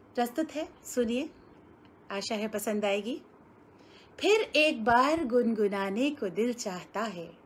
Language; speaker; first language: Hindi; native; Hindi